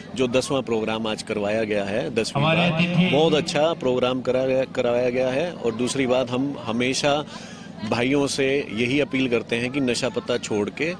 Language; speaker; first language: Hindi; native; Hindi